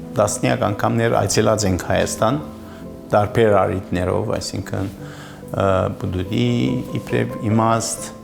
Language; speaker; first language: Armenian; early bilingual, heritage; Armenian